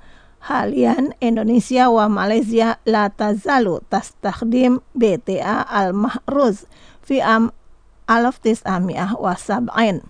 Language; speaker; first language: Arabic; non-native, fluent; Indonesian